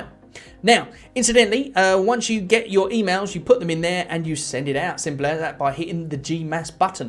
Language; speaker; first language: English; native; English